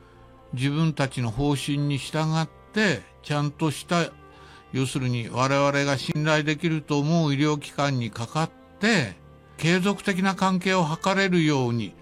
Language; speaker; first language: Japanese; native; Japanese